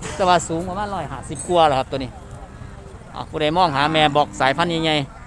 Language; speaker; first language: Thai; non-native, local second language; Northeastern Thai